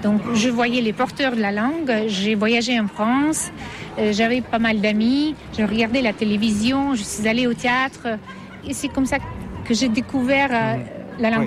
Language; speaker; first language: French; non-native, fluent; Russian